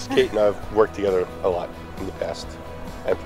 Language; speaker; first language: English; native; English